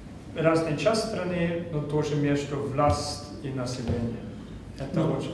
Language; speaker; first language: Russian; non-native, fluent; Swedish